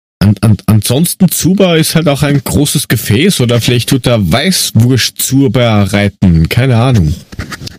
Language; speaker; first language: German; native; German